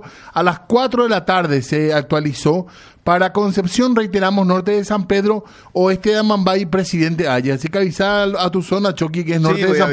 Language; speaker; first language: Spanish; native; Spanish